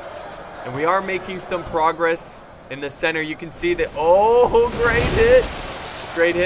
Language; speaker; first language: English; native; English